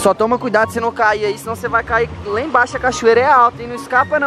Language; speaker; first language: Portuguese; native; Portuguese